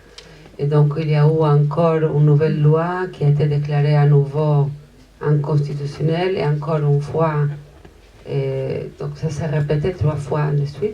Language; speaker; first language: French; non-native, fluent; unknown